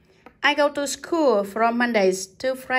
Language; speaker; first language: English; non-native, fluent; Vietnamese